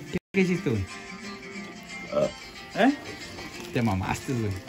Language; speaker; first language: Spanish; native; Spanish